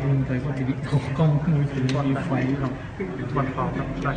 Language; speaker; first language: Thai; native; Thai